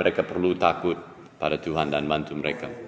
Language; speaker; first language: Indonesian; non-native, fluent; English